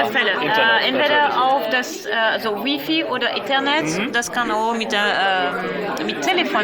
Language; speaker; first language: German; non-native, learner; French